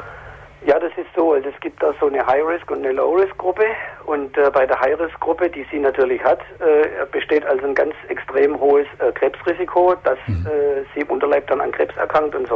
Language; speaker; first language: German; native; German